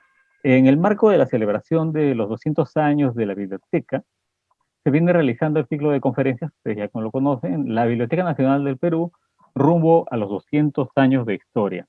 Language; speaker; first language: Spanish; native; Spanish